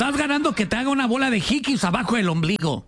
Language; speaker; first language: Spanish; native; Spanish